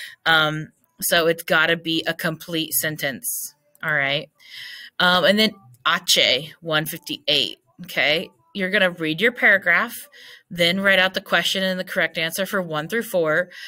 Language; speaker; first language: English; native; English